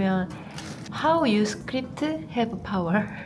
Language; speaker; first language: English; non-native, learner; Korean